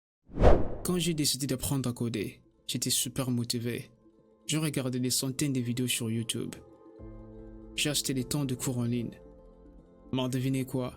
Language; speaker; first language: French; native; French